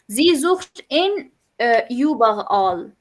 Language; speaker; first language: German; non-native, learner; Hindi